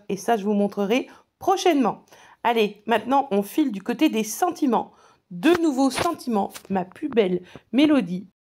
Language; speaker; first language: French; native; French